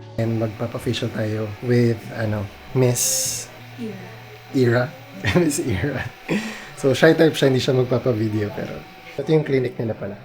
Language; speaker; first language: Filipino; native; Filipino